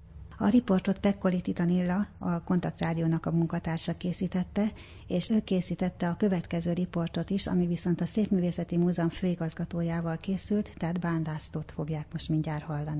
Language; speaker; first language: Hungarian; native; Hungarian